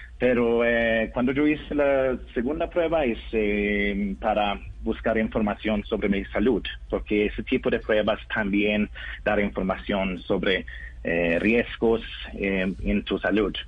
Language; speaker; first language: Spanish; non-native, learner; Norwegian